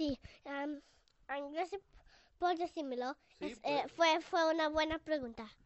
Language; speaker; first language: Spanish; early bilingual, heritage; Spanish